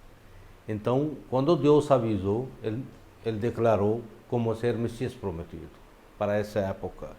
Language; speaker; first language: Portuguese; non-native, fluent; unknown